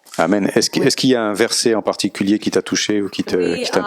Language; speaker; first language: French; native; French